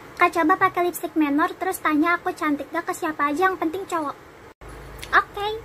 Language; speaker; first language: Indonesian; native; Indonesian